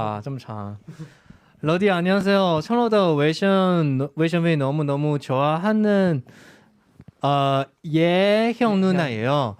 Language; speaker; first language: Korean; non-native, fluent; Chinese